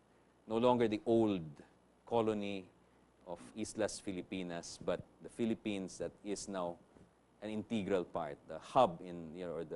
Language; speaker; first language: English; non-native, local second language; Filipino